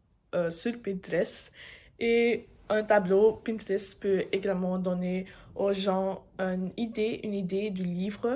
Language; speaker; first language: French; non-native, learner; English